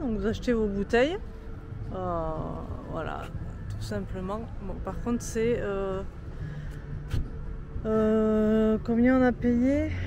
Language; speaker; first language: French; native; French